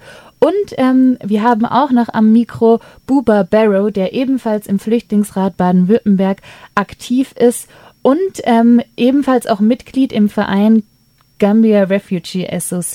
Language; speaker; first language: German; native; German